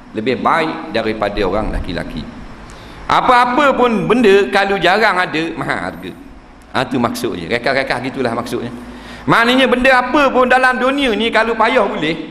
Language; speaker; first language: Malay; native; Malay